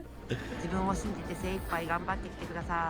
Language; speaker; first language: Japanese; native; Japanese